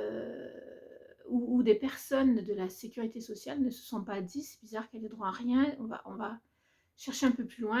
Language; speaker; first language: French; native; French